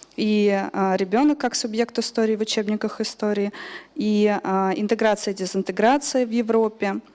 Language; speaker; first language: Russian; native; Russian